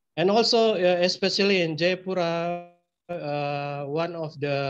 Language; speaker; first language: English; non-native, fluent; Indonesian